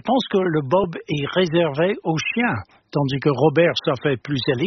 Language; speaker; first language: French; non-native, fluent; English